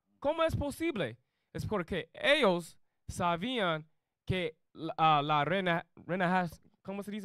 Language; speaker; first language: Spanish; non-native, learner; English